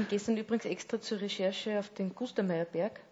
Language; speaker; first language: German; native; German